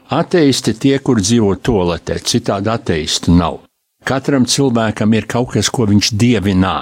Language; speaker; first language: Latvian; early bilingual, heritage; Latvian